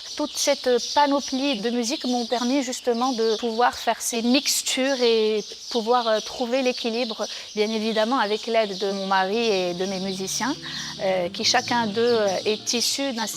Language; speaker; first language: French; non-native, local second language; Arabic